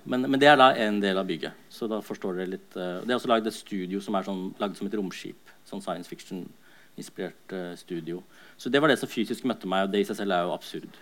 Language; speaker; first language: Norwegian; early bilingual, other home language; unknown